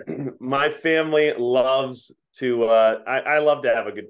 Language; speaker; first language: English; native; English